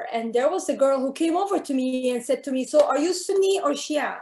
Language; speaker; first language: English; non-native, fluent; Arabic